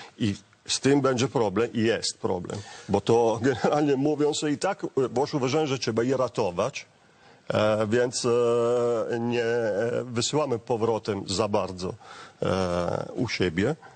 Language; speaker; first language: Polish; non-native, learner; Italian